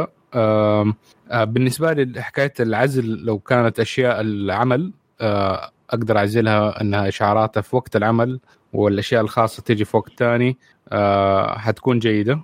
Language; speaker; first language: Arabic; native; Arabic